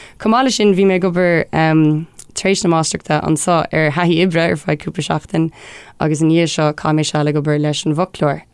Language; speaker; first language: Irish; non-native, local second language; English